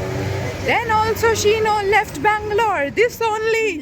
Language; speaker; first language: English; non-native, local second language; Malayalam